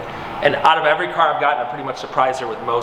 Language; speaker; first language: English; native; English